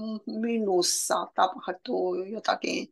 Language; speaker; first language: Finnish; non-native, learner; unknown